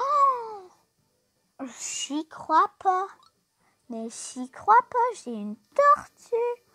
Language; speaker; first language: French; native; French